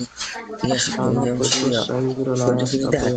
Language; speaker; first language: Arabic; non-native, learner; Bangla